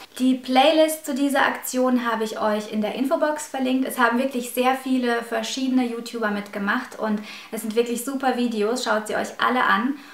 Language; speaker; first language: German; early bilingual, other home language; Russian